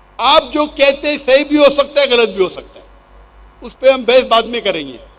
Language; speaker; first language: Urdu; non-native, local second language; Konkani